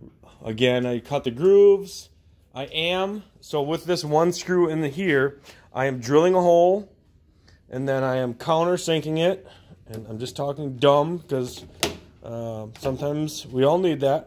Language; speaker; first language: English; native; English